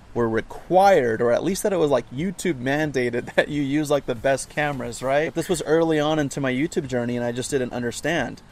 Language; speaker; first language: English; native; English